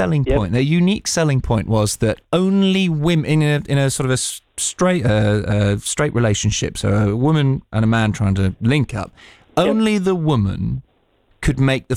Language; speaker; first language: English; native; English